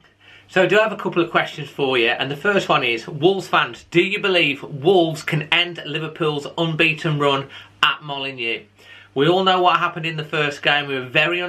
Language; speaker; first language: English; native; English